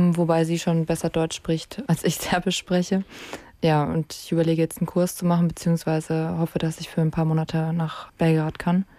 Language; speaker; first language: German; native; German